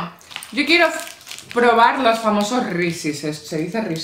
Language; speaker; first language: Spanish; native; Spanish